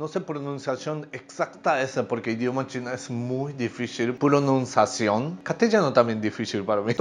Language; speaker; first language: Spanish; non-native, learner; Japanese